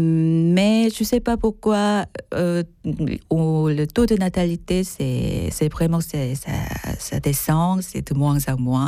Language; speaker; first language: French; non-native, fluent; Korean